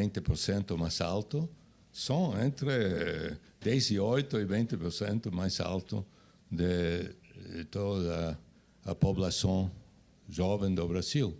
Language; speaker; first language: Portuguese; non-native, fluent; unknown